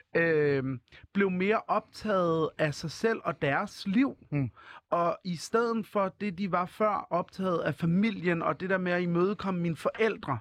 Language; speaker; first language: Danish; early bilingual, other home language; Arabic